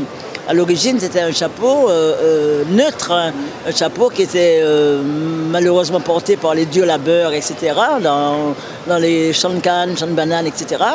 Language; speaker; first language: French; native; French